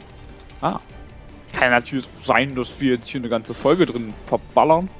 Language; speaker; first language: German; native; German